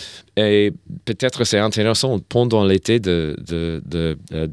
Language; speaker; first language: French; non-native, learner; English